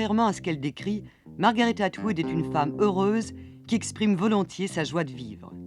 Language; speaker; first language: French; native; French